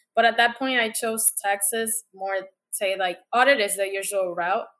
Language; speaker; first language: English; non-native, fluent; Spanish